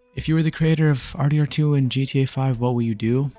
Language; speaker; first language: English; native; English